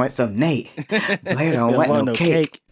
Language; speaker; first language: English; native; English